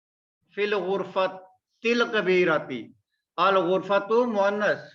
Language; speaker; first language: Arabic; non-native, fluent; Malay